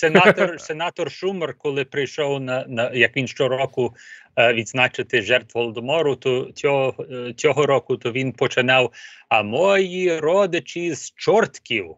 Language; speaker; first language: Ukrainian; early bilingual, heritage; Ukrainian